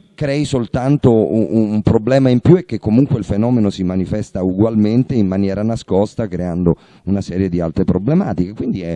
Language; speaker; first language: Italian; native; Italian